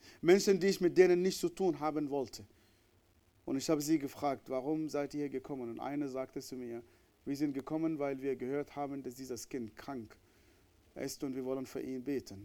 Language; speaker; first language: German; non-native, fluent; Arabic